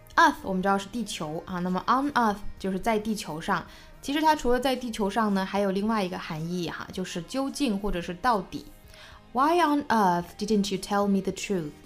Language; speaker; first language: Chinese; native; Chinese